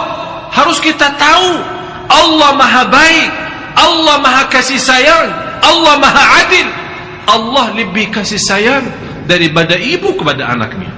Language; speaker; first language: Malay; non-native, fluent; Arabic